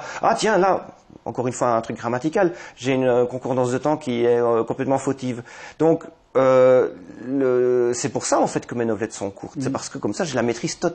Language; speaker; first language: French; native; French